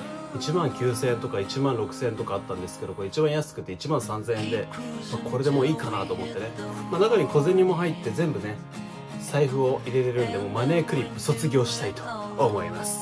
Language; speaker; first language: Japanese; native; Japanese